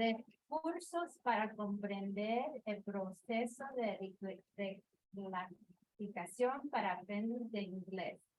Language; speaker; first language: Spanish; early bilingual, heritage; Spanish